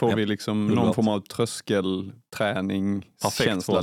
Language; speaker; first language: Swedish; native; Swedish